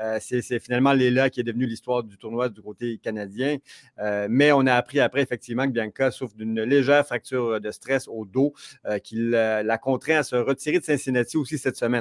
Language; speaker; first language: French; native; French